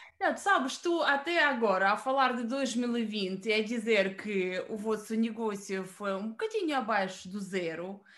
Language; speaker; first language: Portuguese; non-native, fluent; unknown